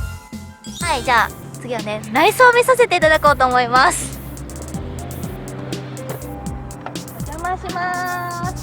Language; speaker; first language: Japanese; native; Japanese